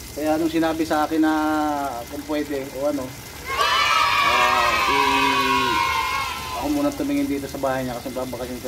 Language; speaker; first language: Filipino; non-native, local second language; Bikol